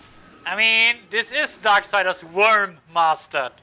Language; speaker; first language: English; native; English